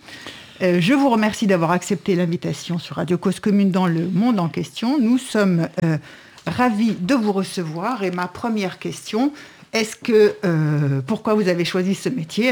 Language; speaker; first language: French; native; French